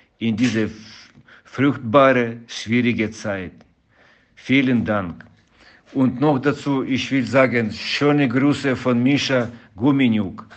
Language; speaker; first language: German; non-native, learner; Ukrainian